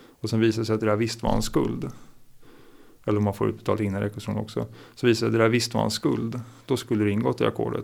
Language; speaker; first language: Swedish; native; Swedish